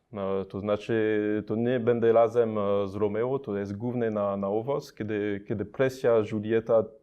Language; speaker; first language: Polish; non-native, learner; French